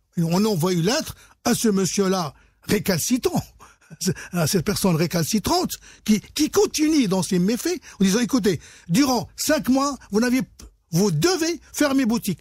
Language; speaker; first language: French; non-native, local second language; Arabic